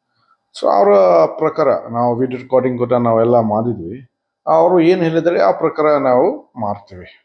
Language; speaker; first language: Kannada; non-native, fluent; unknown